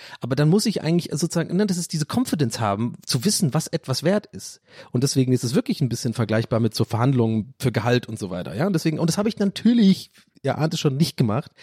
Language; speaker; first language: German; non-native, fluent; English